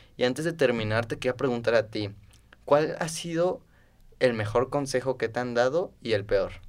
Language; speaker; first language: Spanish; native; Spanish